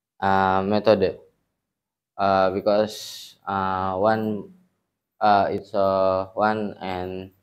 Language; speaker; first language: English; non-native, learner; Indonesian